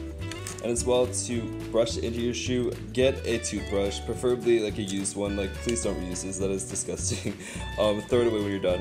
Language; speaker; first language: English; native; English